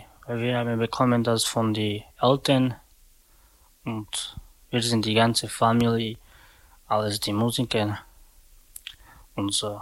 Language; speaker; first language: German; non-native, learner; Slovak